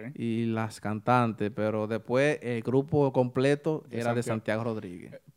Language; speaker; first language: Spanish; native; Spanish